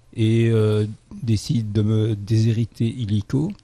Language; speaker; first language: French; native; French